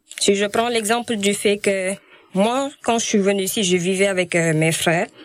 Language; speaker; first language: French; non-native, local second language; Wolof